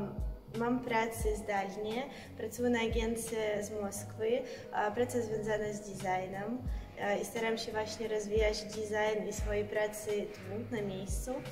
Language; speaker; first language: Polish; non-native, learner; Russian